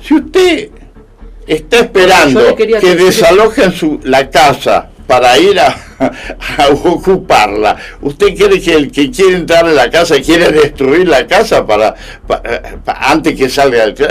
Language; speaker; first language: Spanish; native; Spanish